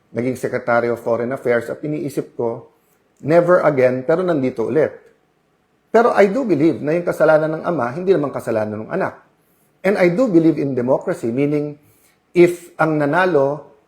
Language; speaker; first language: Filipino; native; Filipino